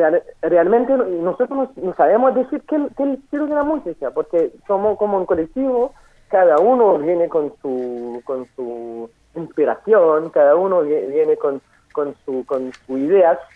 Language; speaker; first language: Spanish; non-native, fluent; French